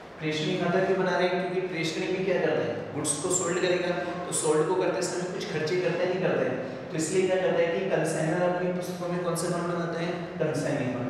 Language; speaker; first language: Hindi; native; Hindi